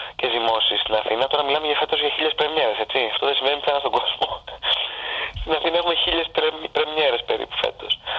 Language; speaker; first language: Greek; native; Greek